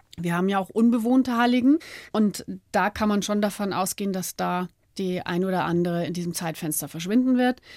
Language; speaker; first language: German; native; German